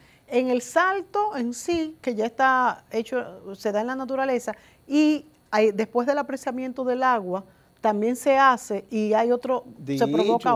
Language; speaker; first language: Spanish; native; Spanish